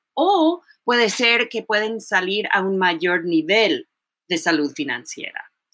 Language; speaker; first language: Spanish; early bilingual, heritage; Spanish